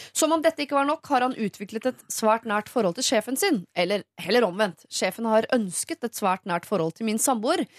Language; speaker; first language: Norwegian; native; Norwegian